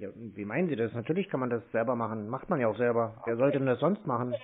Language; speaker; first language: German; native; German